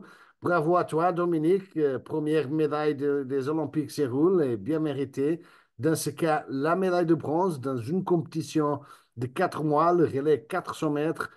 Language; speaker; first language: French; non-native, fluent; Spanish